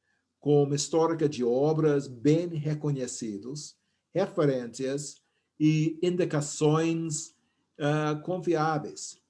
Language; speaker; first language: Portuguese; non-native, fluent; English